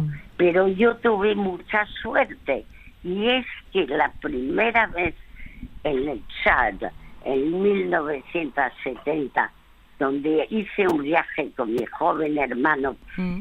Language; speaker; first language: Spanish; early bilingual, other home language; French